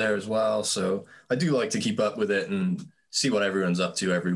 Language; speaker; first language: English; native; English